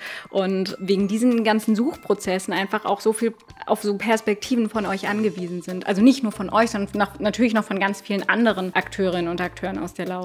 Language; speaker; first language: German; native; German